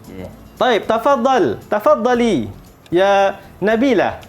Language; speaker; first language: Arabic; non-native, fluent; Malay